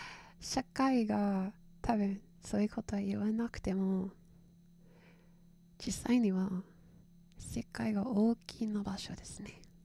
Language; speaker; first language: Japanese; non-native, learner; English